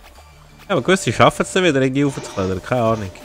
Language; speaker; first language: German; native; German